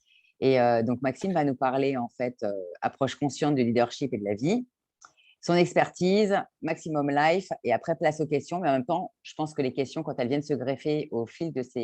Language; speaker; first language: French; native; French